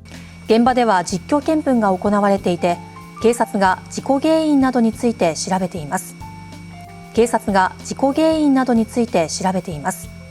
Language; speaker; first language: Japanese; native; Japanese